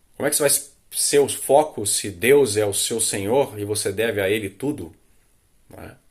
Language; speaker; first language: Portuguese; native; Portuguese